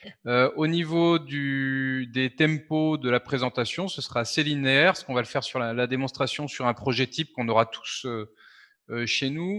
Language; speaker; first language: French; native; French